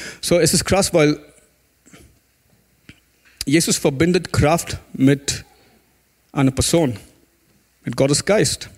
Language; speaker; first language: German; non-native, fluent; English